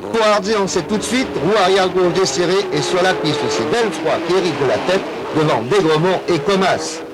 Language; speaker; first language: French; native; French